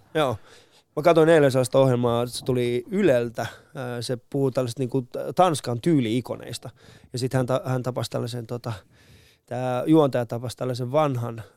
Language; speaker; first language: Finnish; early bilingual, other home language; Persian